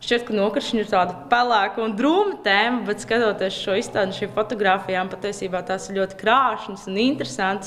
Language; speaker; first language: Latvian; native; Latvian